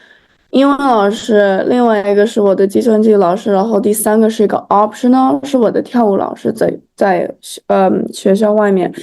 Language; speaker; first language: Chinese; early bilingual, heritage; Chinese